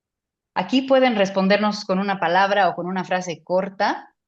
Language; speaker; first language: Spanish; native; Spanish